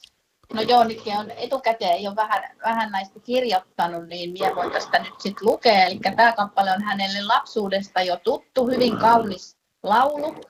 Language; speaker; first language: Finnish; native; Finnish